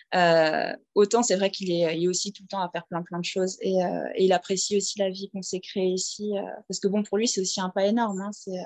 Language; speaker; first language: French; native; French